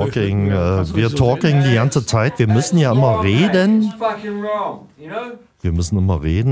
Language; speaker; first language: German; native; German